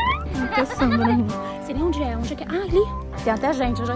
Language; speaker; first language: Portuguese; native; Portuguese